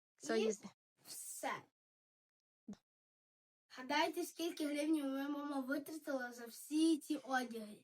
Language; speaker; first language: Ukrainian; early bilingual, heritage; Ukrainian